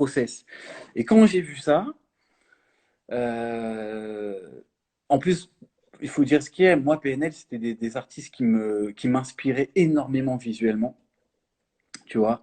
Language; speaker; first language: French; native; French